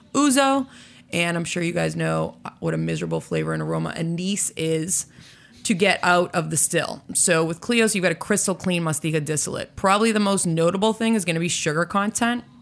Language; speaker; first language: English; native; English